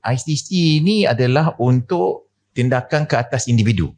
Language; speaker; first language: Malay; native; Malay